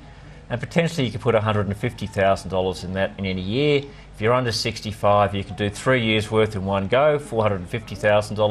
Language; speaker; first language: English; native; English